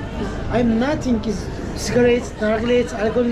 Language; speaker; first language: English; non-native, learner; Turkish